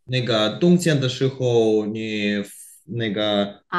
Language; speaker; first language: Chinese; non-native, learner; Korean